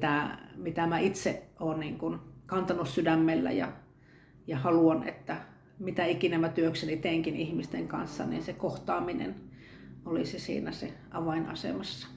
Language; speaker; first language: Finnish; native; Finnish